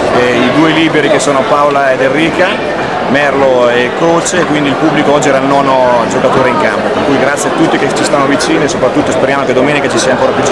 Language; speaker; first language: Italian; native; Italian